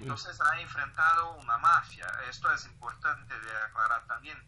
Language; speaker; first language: Spanish; non-native, fluent; Portuguese